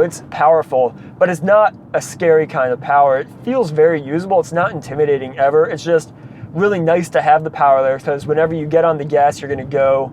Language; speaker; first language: English; native; English